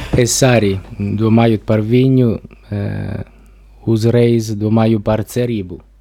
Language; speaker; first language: Latvian; non-native, learner; Italian